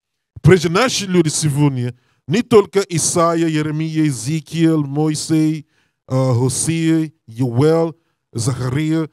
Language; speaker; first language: Russian; non-native, learner; English